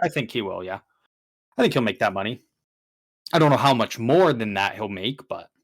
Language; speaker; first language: English; native; English